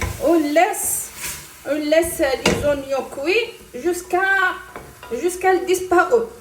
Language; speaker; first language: French; non-native, local second language; Arabic